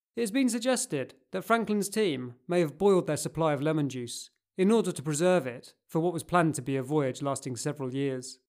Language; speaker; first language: English; native; English